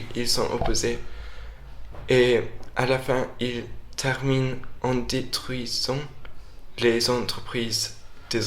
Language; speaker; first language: French; non-native, fluent; English